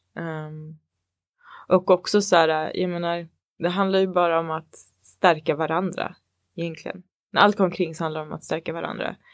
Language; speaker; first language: Swedish; early bilingual, other home language; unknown